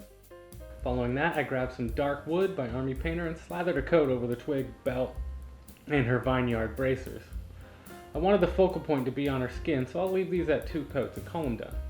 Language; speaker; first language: English; native; English